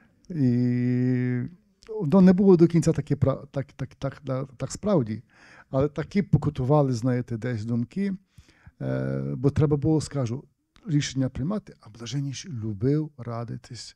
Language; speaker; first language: Ukrainian; native; Ukrainian